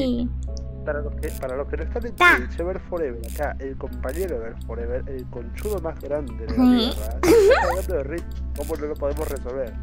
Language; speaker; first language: Spanish; native; Spanish